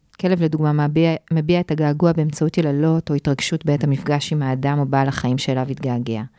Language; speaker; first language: Hebrew; native; Hebrew